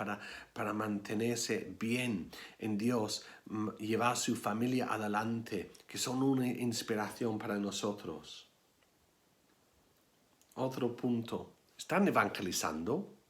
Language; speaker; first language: Spanish; non-native, fluent; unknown